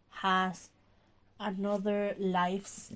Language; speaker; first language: English; non-native, learner; Spanish